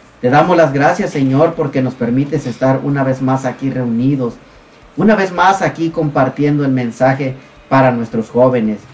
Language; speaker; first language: Spanish; native; Spanish